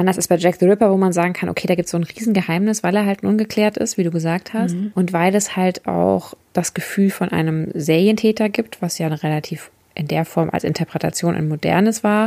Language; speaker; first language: German; native; German